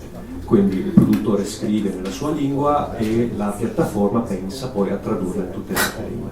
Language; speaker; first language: Italian; native; Italian